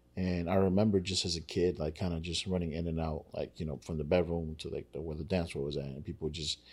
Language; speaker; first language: English; native; English